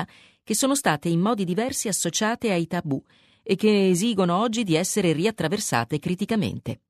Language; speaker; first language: Italian; native; Italian